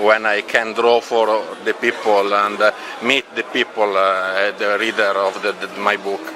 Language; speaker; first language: English; non-native, learner; Italian